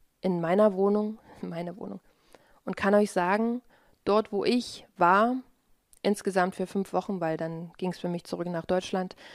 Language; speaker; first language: German; native; German